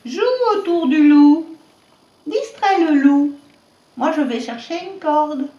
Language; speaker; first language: French; native; French